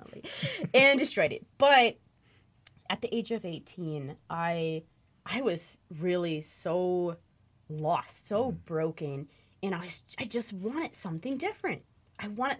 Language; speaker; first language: English; native; English